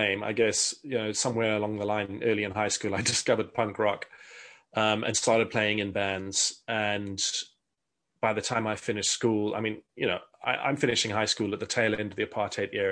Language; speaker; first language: English; native; English